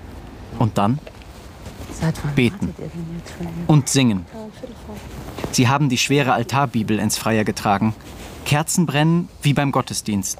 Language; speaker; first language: German; native; German